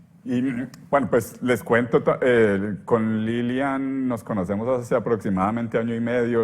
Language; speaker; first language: Spanish; native; Spanish